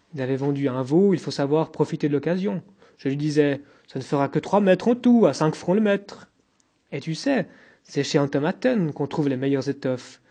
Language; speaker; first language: French; native; French